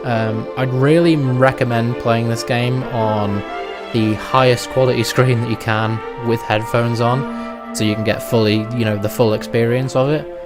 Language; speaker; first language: English; native; English